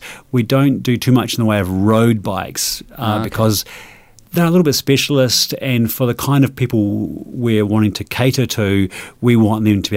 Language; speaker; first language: English; native; English